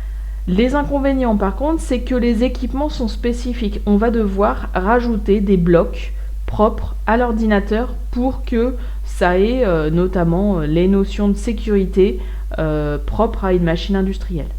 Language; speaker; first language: French; native; French